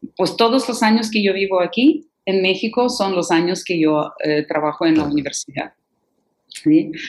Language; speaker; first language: Spanish; non-native, fluent; Ukrainian